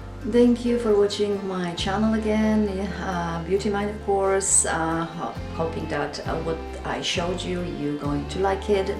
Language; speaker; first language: English; non-native, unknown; Polish